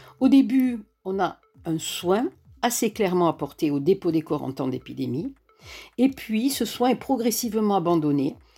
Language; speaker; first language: French; native; French